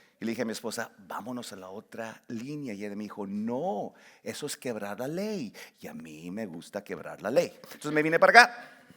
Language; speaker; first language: Spanish; early bilingual, heritage; Spanish